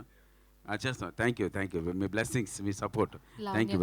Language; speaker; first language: Telugu; native; Telugu